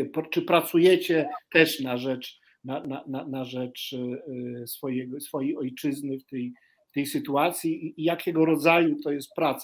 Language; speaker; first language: Polish; native; Polish